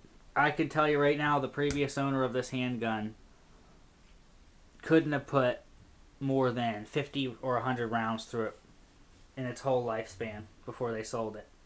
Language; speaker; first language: English; native; English